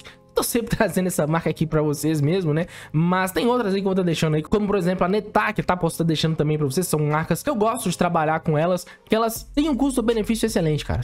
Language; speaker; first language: Portuguese; native; Portuguese